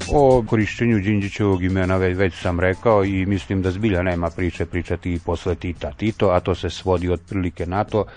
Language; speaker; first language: Serbian; non-native, local second language; Rusyn